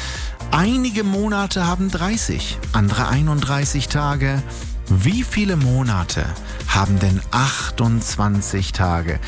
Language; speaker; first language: German; native; German